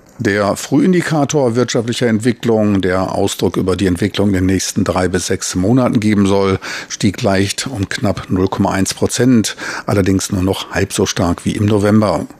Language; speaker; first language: German; native; German